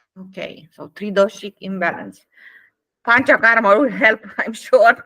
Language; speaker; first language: English; non-native, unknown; Romanian